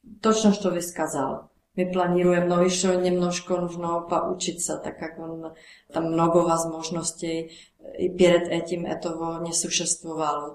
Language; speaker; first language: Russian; non-native, learner; Czech